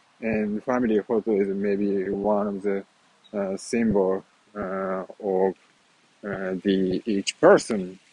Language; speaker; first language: English; non-native, fluent; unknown